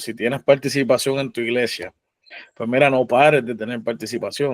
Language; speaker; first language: Spanish; native; Spanish